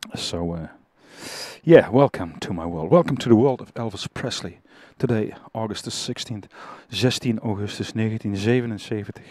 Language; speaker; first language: English; non-native, fluent; Dutch